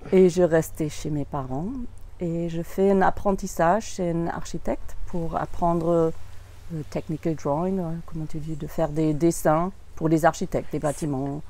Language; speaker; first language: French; non-native, fluent; German